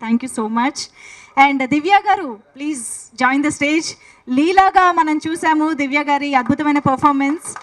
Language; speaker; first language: Telugu; native; Telugu